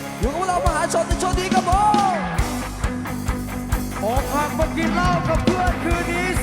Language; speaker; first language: Thai; native; Thai